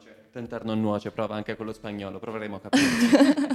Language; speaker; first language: Italian; native; Italian